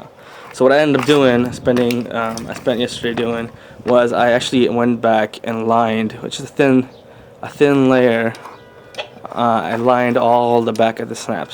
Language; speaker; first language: English; native; English